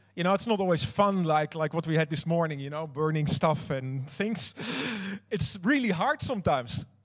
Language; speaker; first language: English; non-native, fluent; Dutch